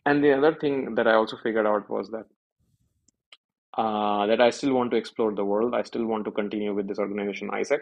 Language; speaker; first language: English; non-native, local second language; Hindi